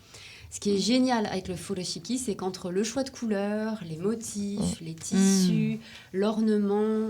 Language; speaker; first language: French; native; French